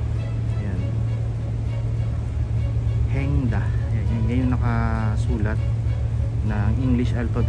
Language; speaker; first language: Filipino; native; Filipino